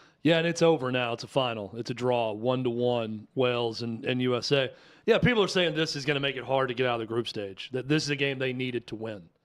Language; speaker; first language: English; native; English